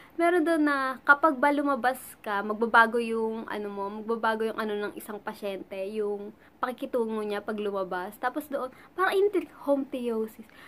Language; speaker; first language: Filipino; native; Filipino